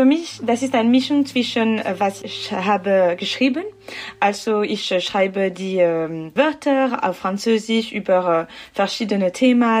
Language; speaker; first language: German; non-native, local second language; French